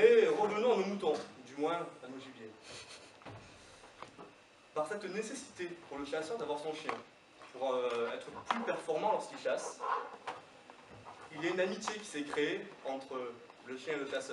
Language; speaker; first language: French; native; French